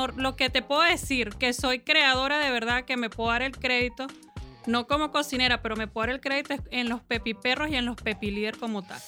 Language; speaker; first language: Spanish; early bilingual, other home language; Portuguese